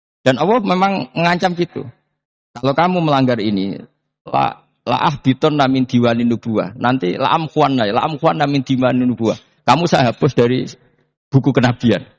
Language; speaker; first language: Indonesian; non-native, local second language; Javanese